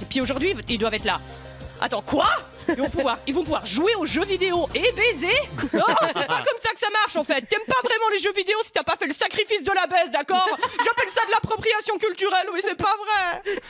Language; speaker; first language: French; native; French